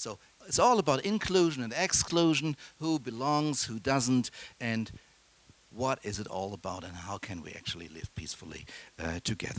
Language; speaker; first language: English; non-native, fluent; German